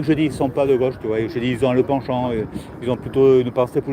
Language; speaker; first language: French; native; French